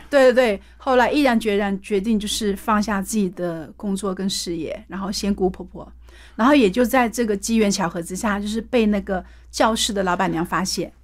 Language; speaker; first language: Chinese; native; Chinese